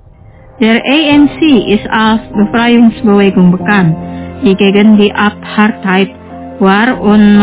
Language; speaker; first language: German; non-native, fluent; Indonesian